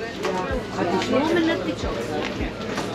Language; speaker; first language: German; non-native, learner; Croatian